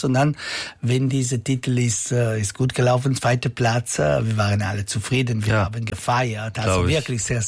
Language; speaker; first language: German; non-native, learner; Italian